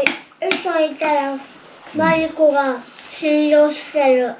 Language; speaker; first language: Japanese; native; Japanese